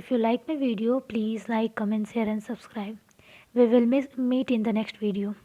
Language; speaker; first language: English; non-native, local second language; Hindi